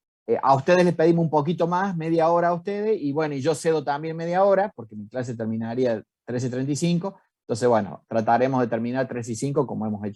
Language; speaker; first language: Spanish; native; Spanish